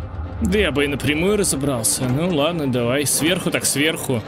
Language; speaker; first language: Russian; native; Russian